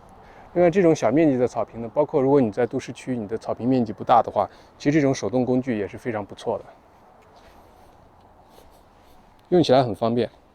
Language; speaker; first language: Chinese; native; Chinese